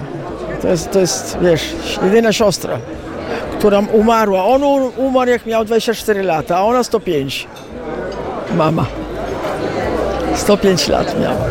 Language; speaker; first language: Polish; early bilingual, heritage; Italian